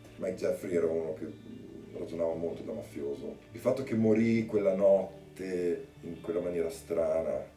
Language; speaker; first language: Italian; native; Italian